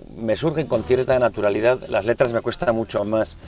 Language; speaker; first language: Spanish; native; Spanish